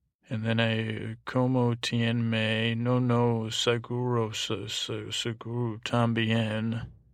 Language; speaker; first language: Spanish; non-native, learner; English